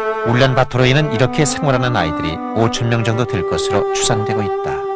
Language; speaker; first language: Korean; native; Korean